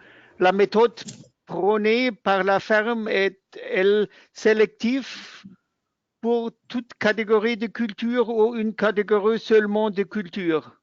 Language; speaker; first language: French; non-native, learner; German